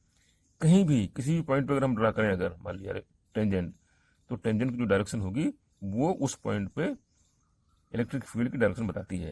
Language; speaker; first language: Hindi; native; Hindi